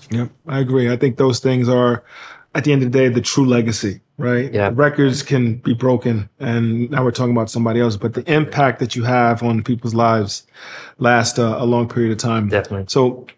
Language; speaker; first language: English; native; English